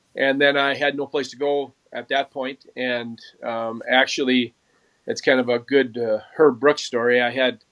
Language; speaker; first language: English; native; English